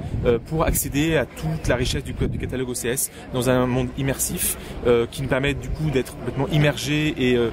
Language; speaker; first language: French; native; French